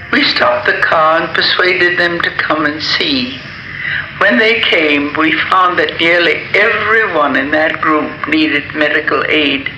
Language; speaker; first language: English; native; English